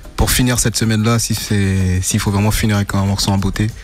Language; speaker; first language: French; non-native, fluent; English